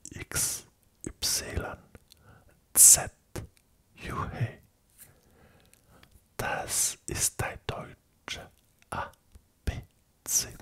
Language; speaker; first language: German; non-native, learner; French